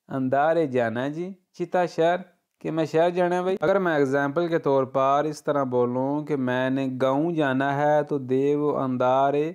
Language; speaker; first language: Urdu; non-native, local second language; Punjabi